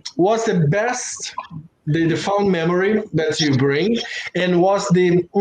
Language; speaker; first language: English; non-native, fluent; Portuguese